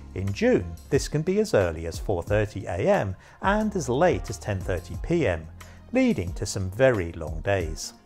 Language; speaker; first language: English; native; English